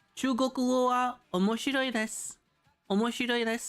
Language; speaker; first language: Japanese; non-native, learner; English